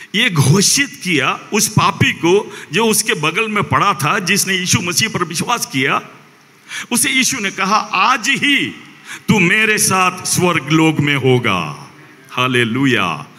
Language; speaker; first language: Hindi; non-native, local second language; Malayalam